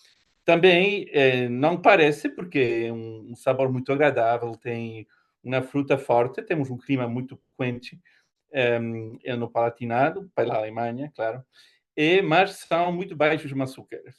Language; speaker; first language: Portuguese; non-native, fluent; German